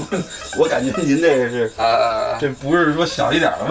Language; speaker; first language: Chinese; native; Chinese